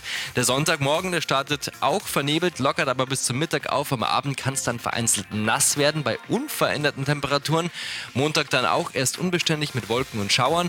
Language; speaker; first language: German; native; German